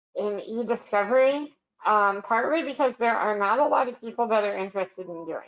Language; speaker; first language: English; native; English